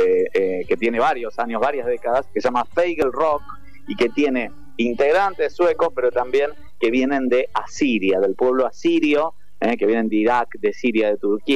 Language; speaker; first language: Spanish; native; Spanish